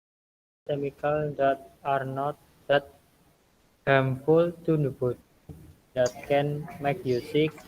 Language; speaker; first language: English; non-native, learner; Indonesian